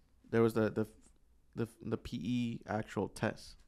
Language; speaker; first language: English; early bilingual, other home language; Spanish